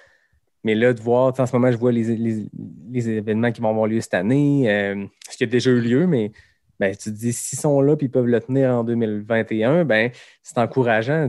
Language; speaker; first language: French; native; French